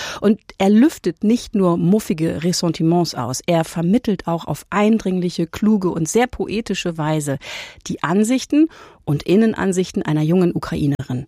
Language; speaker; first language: German; native; German